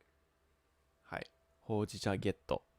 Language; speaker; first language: Japanese; early bilingual, heritage; Japanese